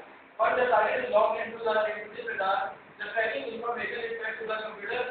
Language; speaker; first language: English; non-native, learner; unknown